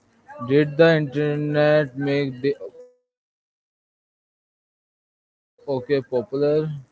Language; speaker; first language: English; non-native, learner; Urdu